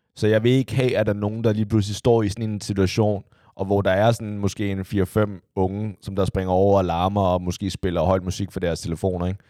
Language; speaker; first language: Danish; early bilingual, other home language; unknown